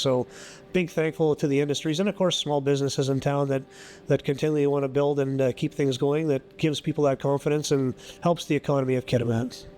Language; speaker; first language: English; native; English